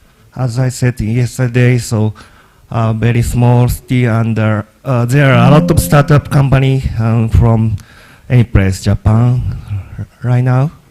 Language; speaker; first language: English; non-native, learner; Japanese